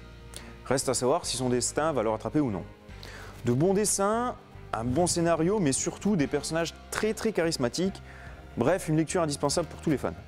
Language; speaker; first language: French; native; French